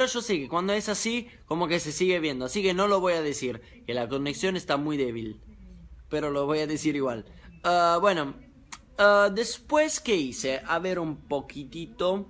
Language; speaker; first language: Spanish; non-native, fluent; Italian